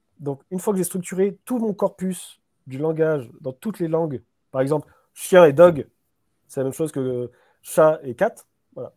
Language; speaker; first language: French; native; French